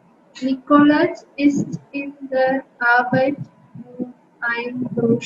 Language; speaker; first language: German; non-native, learner; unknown